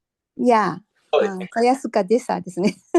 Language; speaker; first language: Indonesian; non-native, learner; Japanese